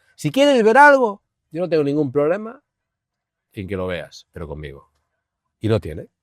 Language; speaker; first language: Spanish; non-native, local second language; Galician